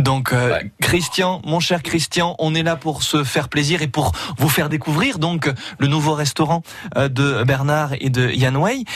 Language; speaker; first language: French; native; French